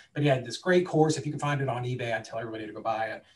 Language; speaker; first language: English; native; English